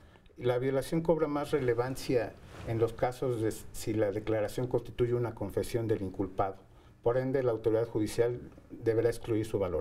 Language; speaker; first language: Spanish; native; Spanish